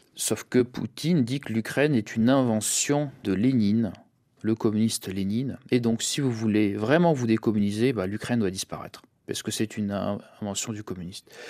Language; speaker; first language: French; early bilingual, other home language; Russian